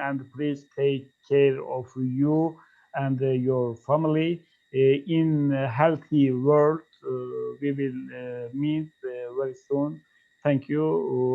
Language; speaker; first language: English; non-native, fluent; Turkish